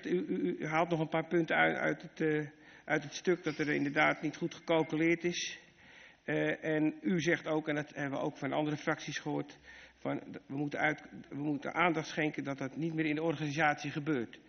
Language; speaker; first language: Dutch; native; Dutch